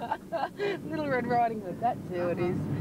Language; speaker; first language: English; native; English